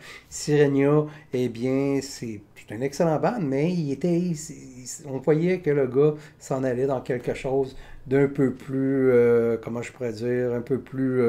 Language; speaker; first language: French; native; French